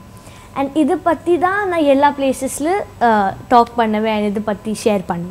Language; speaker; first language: Tamil; non-native, local second language; Hindi